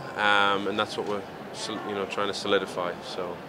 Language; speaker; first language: English; native; English